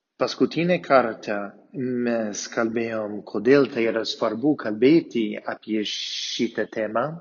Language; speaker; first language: Lithuanian; non-native, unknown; English